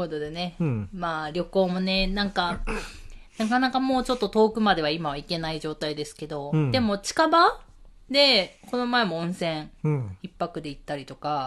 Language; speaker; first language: Japanese; native; Japanese